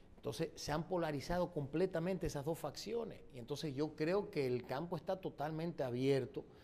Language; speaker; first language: Spanish; early bilingual, heritage; Spanish